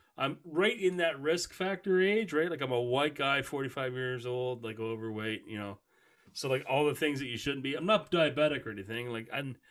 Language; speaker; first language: English; native; English